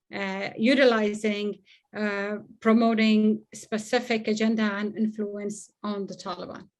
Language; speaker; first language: English; non-native, fluent; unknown